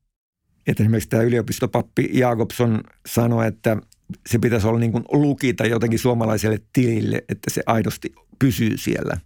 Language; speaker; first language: Finnish; native; Finnish